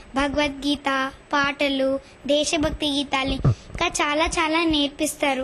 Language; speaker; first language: Telugu; native; Telugu